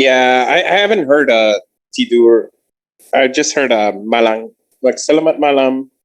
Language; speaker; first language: Indonesian; non-native, learner; English